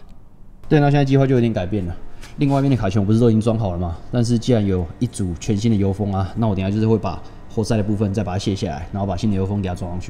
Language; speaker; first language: Chinese; native; Chinese